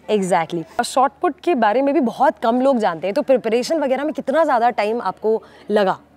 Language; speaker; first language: Hindi; native; Hindi